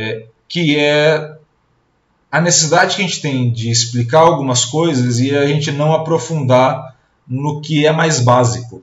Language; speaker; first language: Portuguese; native; Portuguese